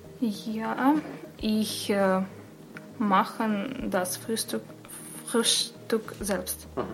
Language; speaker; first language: German; non-native, learner; Russian